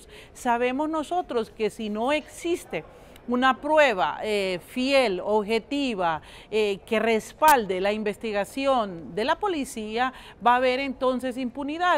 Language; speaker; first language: Spanish; native; Spanish